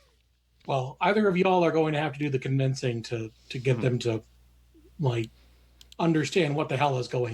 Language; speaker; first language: English; native; English